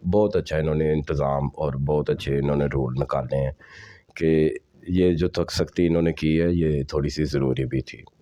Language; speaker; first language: Urdu; non-native, local second language; Punjabi